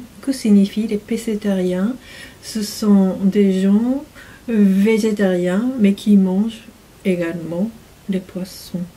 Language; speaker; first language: French; non-native, fluent; Japanese